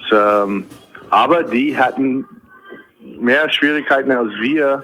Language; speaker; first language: German; non-native, fluent; English